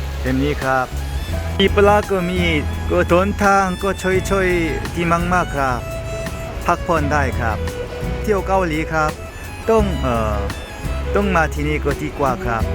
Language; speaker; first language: Thai; non-native, learner; Korean